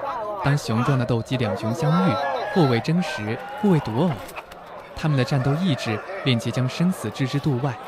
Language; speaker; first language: Chinese; native; Chinese